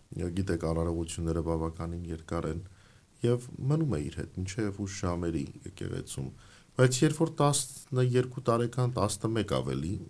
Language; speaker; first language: Armenian; native; Armenian